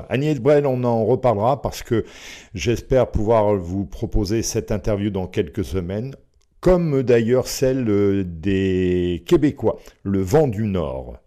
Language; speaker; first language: French; native; French